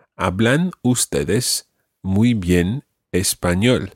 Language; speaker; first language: Spanish; non-native, fluent; English